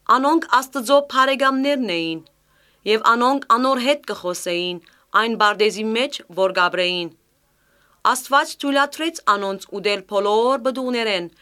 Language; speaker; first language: Armenian; native; Armenian